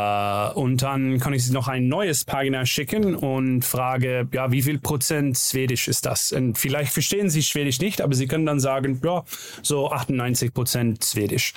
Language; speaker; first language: German; non-native, learner; Dutch